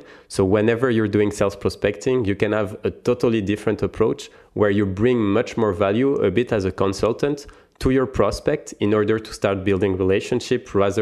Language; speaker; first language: English; non-native, fluent; French